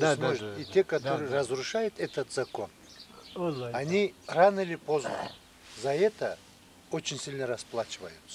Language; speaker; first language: Russian; non-native, local second language; Karachay-Balkar